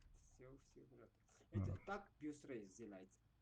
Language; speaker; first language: Russian; non-native, learner; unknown